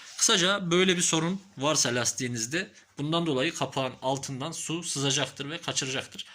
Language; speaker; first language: Turkish; native; Turkish